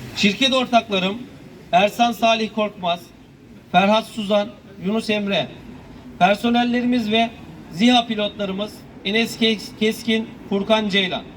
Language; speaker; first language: Turkish; native; Turkish